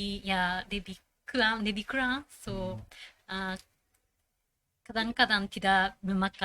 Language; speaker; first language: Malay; non-native, learner; Japanese